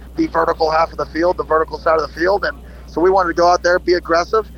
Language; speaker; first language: English; native; English